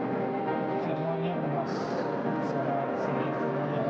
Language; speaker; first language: Indonesian; non-native, learner; Turkish